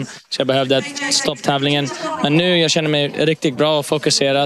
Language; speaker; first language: Swedish; early bilingual, heritage; English